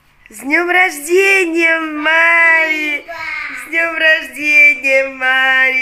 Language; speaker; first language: Russian; native; Russian